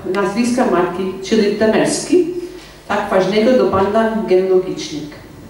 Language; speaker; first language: Polish; non-native, learner; English